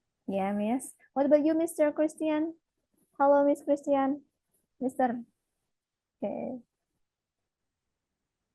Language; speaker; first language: English; non-native, fluent; Indonesian